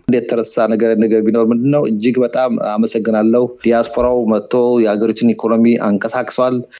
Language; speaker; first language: Amharic; native; Amharic